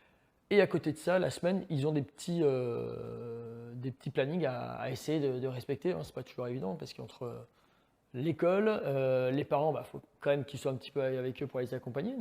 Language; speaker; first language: French; native; French